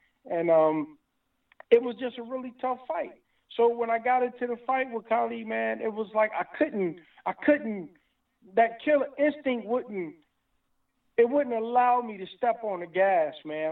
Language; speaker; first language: English; native; English